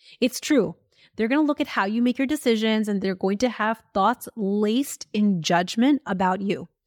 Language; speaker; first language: English; early bilingual, other home language; Hindi